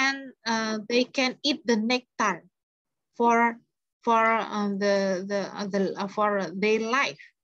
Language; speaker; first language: English; non-native, fluent; Indonesian